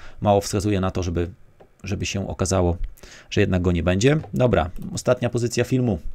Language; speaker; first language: Polish; native; Polish